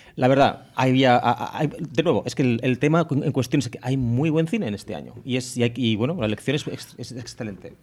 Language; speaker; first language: Spanish; native; Spanish